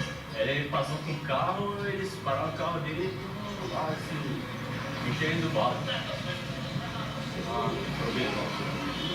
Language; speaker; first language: Portuguese; non-native, fluent; Arabic